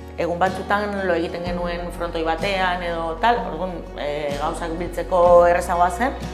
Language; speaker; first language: Basque; non-native, local second language; Spanish